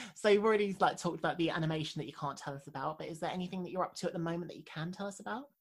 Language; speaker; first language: English; native; English